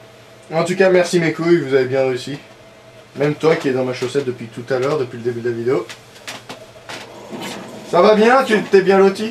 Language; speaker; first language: French; native; French